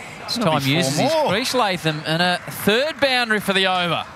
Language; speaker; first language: English; native; English